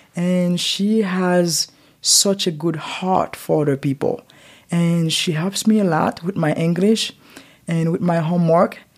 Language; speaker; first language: English; non-native, learner; Haitian Creole